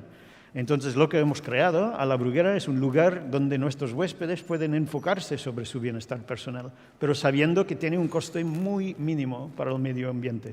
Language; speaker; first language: Spanish; non-native, fluent; English